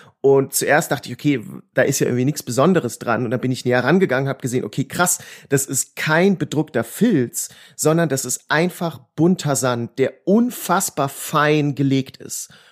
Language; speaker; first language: German; native; German